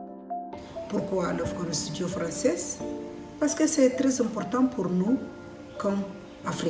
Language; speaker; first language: French; non-native, learner; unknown